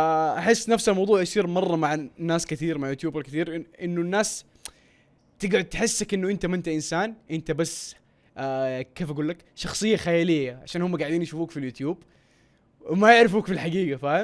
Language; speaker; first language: Arabic; native; Arabic